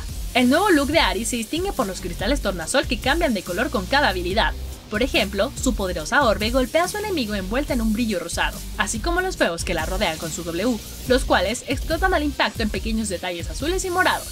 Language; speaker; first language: Spanish; native; Spanish